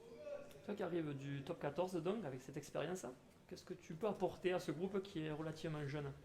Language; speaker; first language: French; native; French